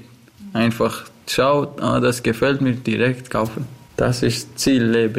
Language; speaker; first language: German; non-native, learner; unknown